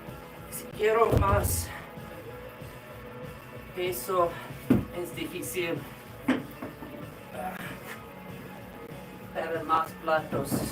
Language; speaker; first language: Spanish; non-native, learner; English